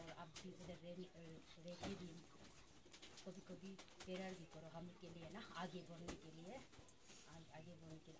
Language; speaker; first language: Hindi; non-native, local second language; Adi